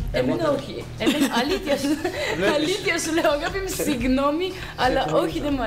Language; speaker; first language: Greek; non-native, fluent; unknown